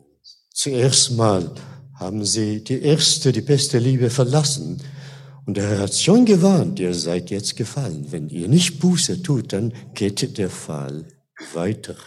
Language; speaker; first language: German; non-native, fluent; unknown